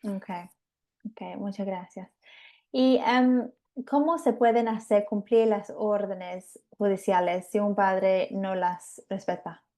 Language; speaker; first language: Spanish; non-native, fluent; English